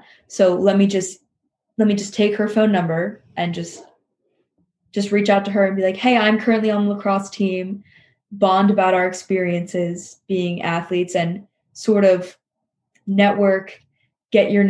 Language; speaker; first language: English; native; English